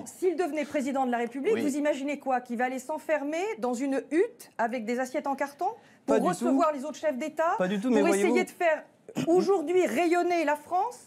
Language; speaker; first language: French; native; French